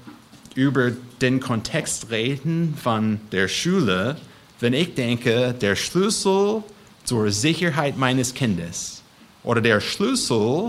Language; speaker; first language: German; non-native, fluent; English